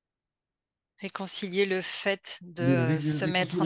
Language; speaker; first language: French; native; French